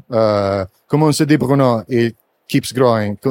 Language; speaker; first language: French; non-native, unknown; Italian